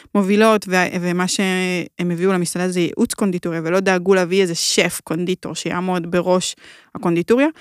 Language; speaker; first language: Hebrew; native; Hebrew